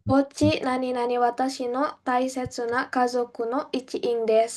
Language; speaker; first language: Japanese; non-native, fluent; Indonesian